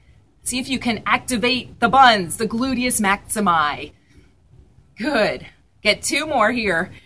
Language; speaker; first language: English; native; English